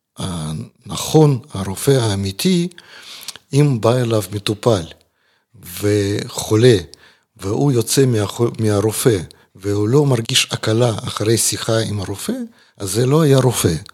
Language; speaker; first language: Hebrew; non-native, fluent; Russian